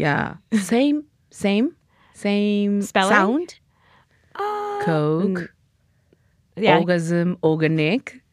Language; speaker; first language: English; non-native, learner; Japanese